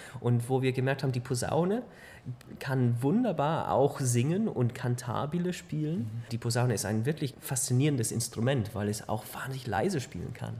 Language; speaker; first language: German; early bilingual, heritage; German